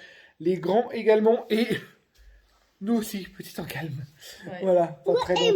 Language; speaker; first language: French; native; French